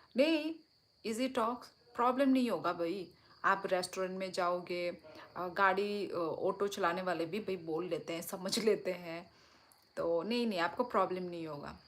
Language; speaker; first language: Hindi; non-native, local second language; Kok Borok